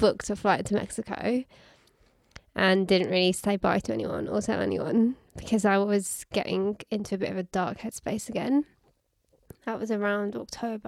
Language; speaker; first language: English; native; English